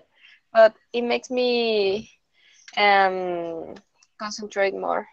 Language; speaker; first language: English; non-native, learner; Spanish